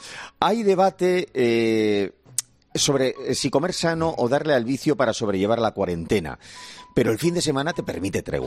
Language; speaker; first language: Spanish; native; Spanish